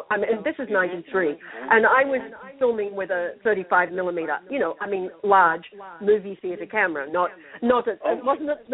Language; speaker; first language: English; native; English